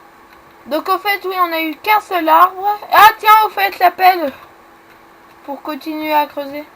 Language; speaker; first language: French; native; French